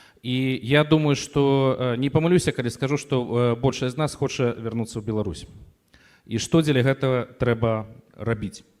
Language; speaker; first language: Belarusian; native; Belarusian